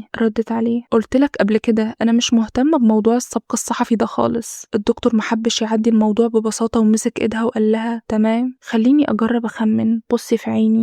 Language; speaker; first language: Arabic; native; Arabic